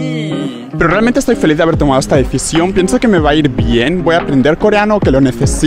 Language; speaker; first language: Spanish; native; Spanish